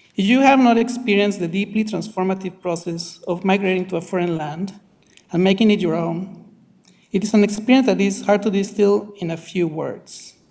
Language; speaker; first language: English; non-native, fluent; Spanish